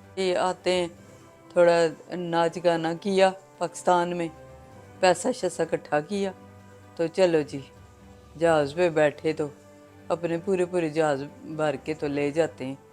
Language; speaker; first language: Urdu; non-native, local second language; Pahari-Potwari